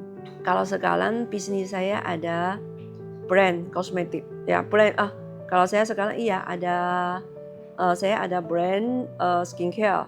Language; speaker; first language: Indonesian; non-native, learner; Chinese